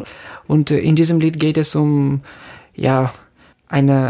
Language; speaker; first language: German; non-native, fluent; Ukrainian